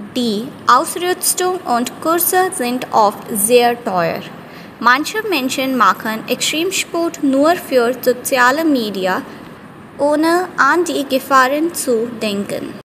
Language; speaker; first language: German; non-native, fluent; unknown